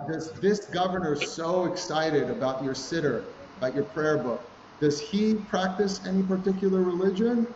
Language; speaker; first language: English; native; English